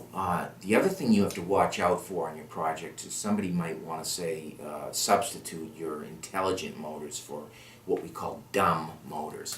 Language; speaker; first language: English; native; English